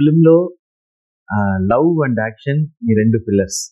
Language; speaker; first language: Telugu; non-native, learner; Tamil